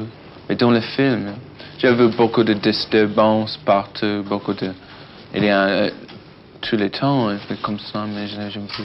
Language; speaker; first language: French; non-native, learner; English